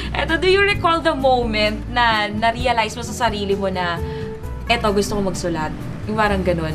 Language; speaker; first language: Filipino; non-native, local second language; Iloko